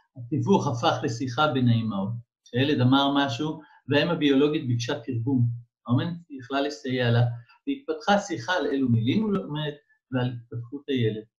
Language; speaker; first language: Hebrew; native; Hebrew